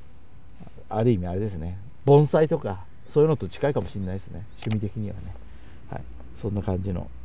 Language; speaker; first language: Japanese; native; Japanese